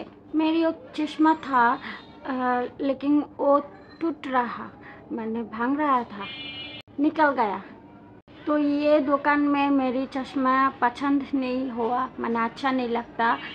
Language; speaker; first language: Hindi; non-native, learner; Bangla